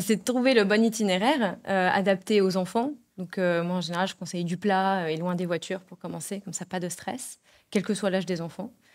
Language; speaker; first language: French; native; French